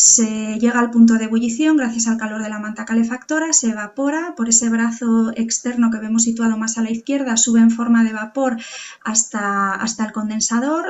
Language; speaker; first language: Spanish; native; Spanish